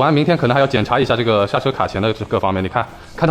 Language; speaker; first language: Chinese; native; Chinese